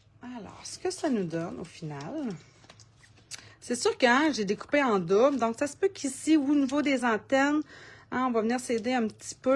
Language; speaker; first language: French; native; French